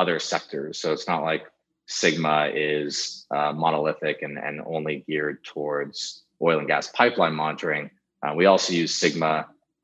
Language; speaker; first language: English; native; English